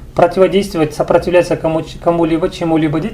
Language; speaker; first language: Russian; non-native, local second language; Kazakh